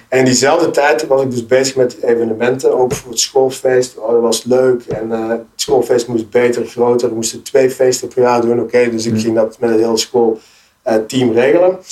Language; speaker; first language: Dutch; native; Dutch